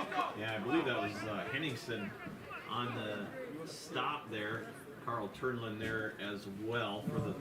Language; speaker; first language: English; native; English